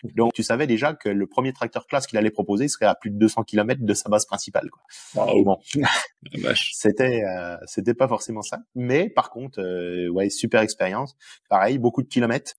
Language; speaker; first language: French; native; French